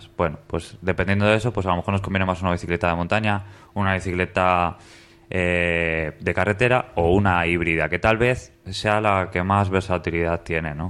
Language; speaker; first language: Spanish; native; Spanish